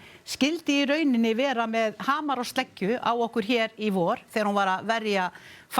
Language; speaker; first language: Icelandic; native; Icelandic